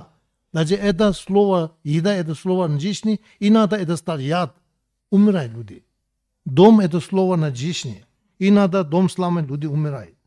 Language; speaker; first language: Russian; non-native, learner; Tibetan